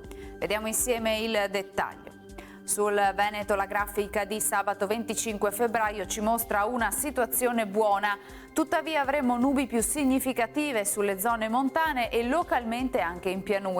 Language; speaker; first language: Italian; native; Italian